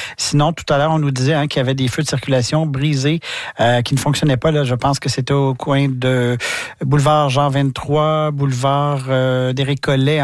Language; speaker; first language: French; native; French